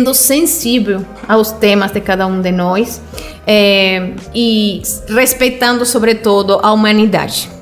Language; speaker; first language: Portuguese; non-native, fluent; Spanish